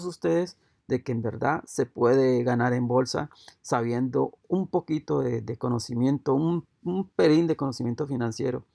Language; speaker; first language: Spanish; native; Spanish